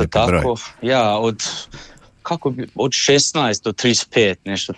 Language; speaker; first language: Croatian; early bilingual, heritage; Croatian